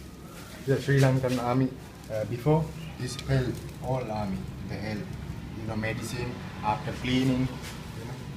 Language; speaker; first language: English; non-native, learner; Sinhala